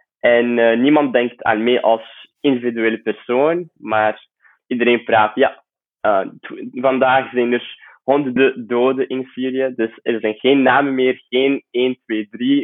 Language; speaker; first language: Dutch; non-native, fluent; Arabic